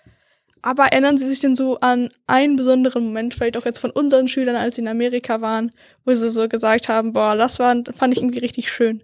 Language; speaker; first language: German; native; German